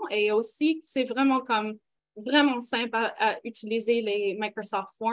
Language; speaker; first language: French; non-native, local second language; English